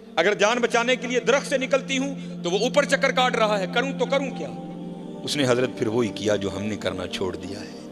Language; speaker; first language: Urdu; non-native, local second language; Punjabi